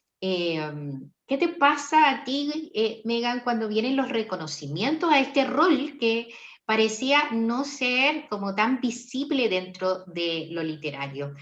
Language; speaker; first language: Spanish; native; Spanish